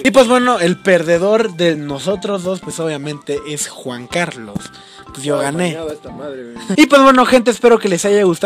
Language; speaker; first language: Spanish; native; Spanish